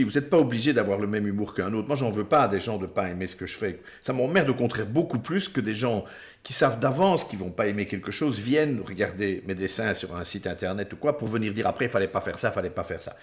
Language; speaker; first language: French; native; French